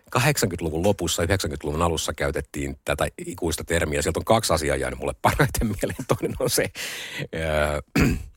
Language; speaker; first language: Finnish; native; Finnish